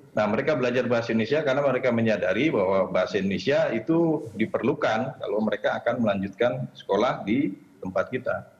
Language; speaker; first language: Indonesian; native; Indonesian